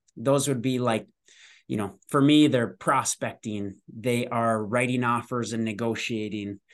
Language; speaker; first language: English; native; English